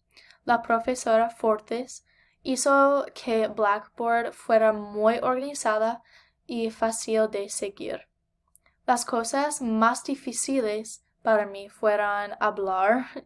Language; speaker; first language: Spanish; non-native, learner; English